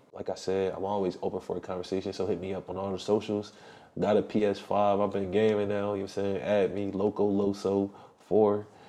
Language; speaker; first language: English; native; English